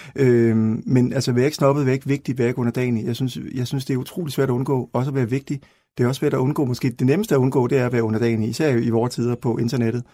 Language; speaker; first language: Danish; native; Danish